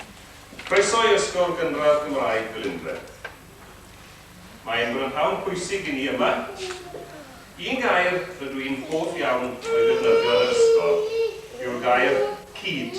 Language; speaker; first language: Welsh; native; Welsh